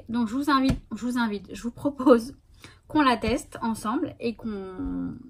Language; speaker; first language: French; native; French